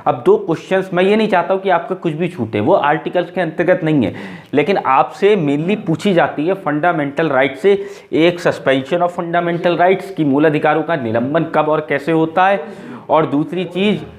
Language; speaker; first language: Hindi; native; Hindi